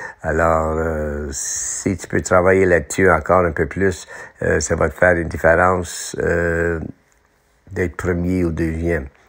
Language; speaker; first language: French; non-native, local second language; English